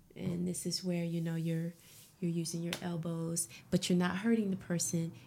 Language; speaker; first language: English; native; English